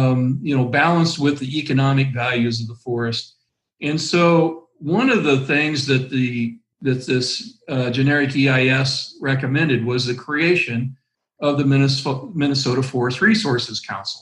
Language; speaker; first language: English; native; English